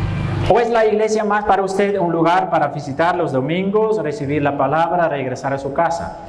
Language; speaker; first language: Spanish; non-native, fluent; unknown